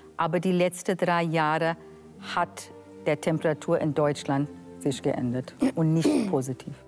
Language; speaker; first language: German; non-native, fluent; English